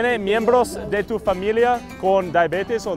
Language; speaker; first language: Spanish; non-native, learner; English